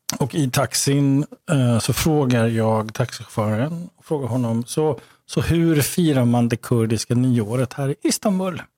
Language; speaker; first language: Swedish; native; Swedish